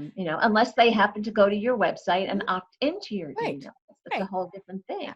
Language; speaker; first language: English; native; English